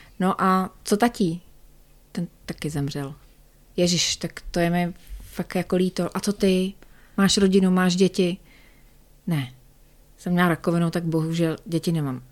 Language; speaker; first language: Czech; native; Czech